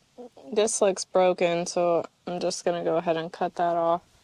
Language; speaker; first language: English; native; English